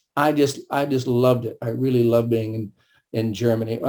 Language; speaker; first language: English; early bilingual, other home language; German